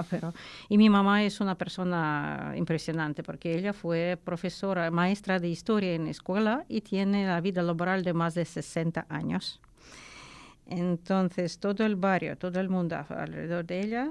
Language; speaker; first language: Spanish; non-native, learner; Ukrainian